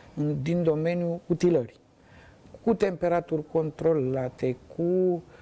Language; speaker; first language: Romanian; native; Romanian